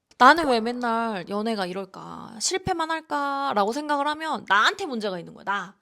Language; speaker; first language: Korean; native; Korean